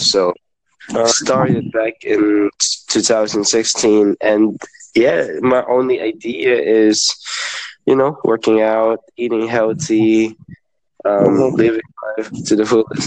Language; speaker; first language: English; non-native, local second language; Hiligaynon